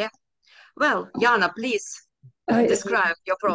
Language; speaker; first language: English; non-native, learner; Ukrainian